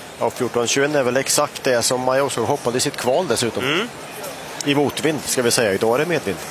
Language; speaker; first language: Swedish; native; Swedish